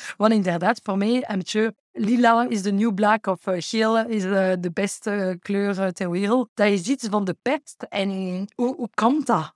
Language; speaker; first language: Dutch; non-native, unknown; French